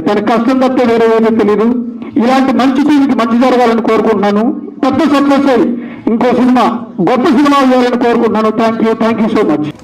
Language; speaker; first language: Telugu; native; Telugu